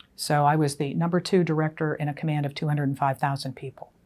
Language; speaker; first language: English; native; English